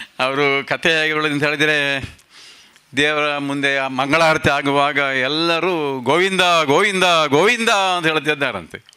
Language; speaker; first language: Kannada; non-native, local second language; Tulu